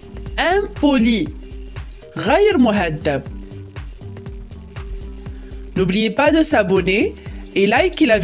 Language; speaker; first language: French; non-native, local second language; Arabic